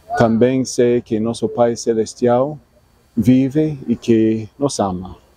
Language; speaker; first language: Portuguese; non-native, learner; English